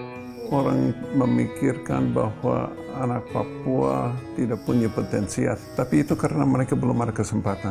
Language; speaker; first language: Indonesian; non-native, fluent; English